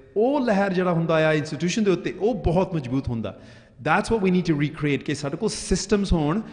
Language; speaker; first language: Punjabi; early bilingual, heritage; Punjabi